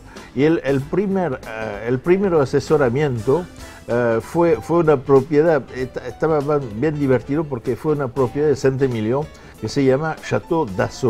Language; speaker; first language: Spanish; non-native, fluent; French